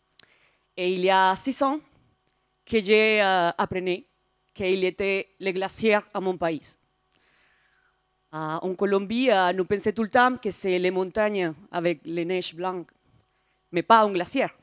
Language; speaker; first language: French; non-native, fluent; Spanish